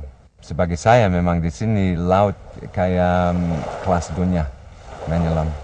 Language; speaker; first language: Indonesian; non-native, learner; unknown